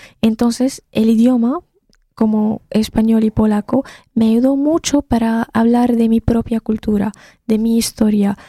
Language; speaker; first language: Spanish; non-native, fluent; Arabic